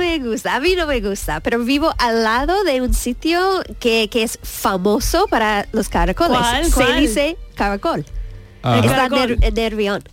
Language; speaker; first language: Spanish; non-native, learner; English